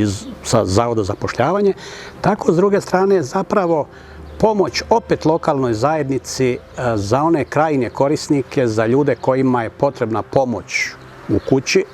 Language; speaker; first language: Croatian; native; Croatian